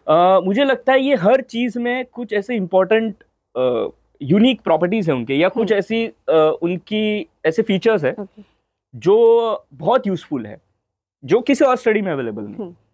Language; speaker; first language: Hindi; non-native, local second language; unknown